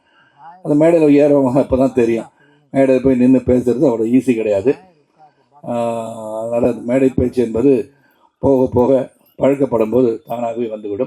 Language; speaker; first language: Tamil; native; Tamil